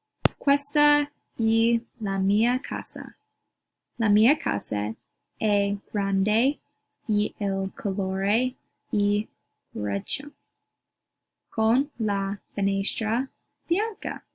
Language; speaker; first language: Italian; non-native, learner; English